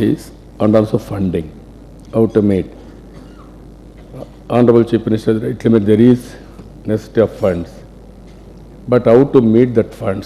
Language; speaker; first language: English; non-native, local second language; Telugu